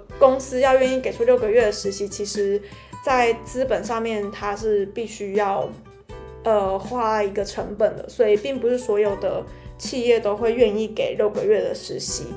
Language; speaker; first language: Chinese; native; Chinese